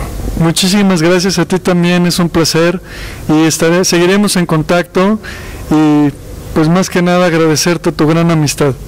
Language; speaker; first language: Spanish; native; Spanish